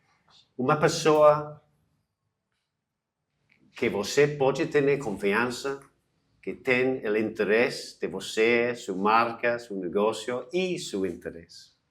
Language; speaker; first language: Portuguese; non-native, learner; English